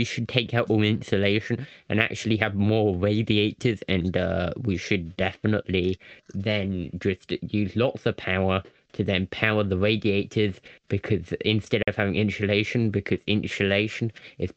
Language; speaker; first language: English; native; English